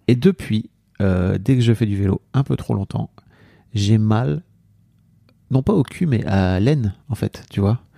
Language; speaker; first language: French; native; French